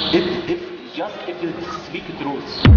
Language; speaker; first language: English; non-native, learner; Arabic